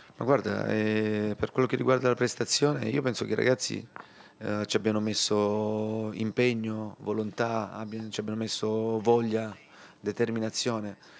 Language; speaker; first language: Italian; native; Italian